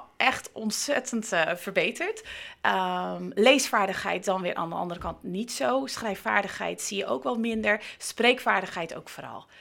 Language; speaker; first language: Dutch; non-native, fluent; English